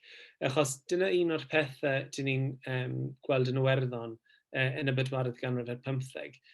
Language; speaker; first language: Welsh; non-native, fluent; English